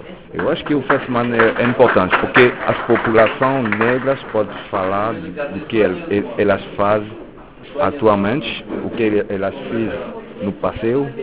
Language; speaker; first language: Portuguese; non-native, local second language; French